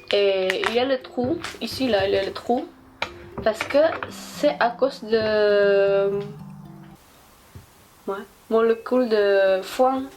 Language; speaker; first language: French; non-native, learner; Indonesian